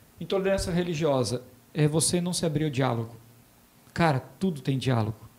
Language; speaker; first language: Portuguese; native; Portuguese